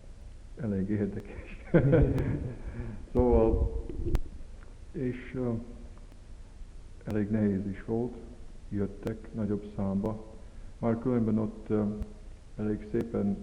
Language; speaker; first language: Hungarian; early bilingual, heritage; Hungarian